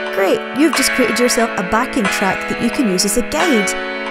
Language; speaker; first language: English; native; English